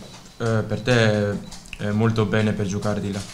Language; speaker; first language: Italian; non-native, learner; Dutch